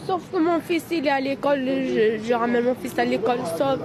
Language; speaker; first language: French; non-native, learner; Arabic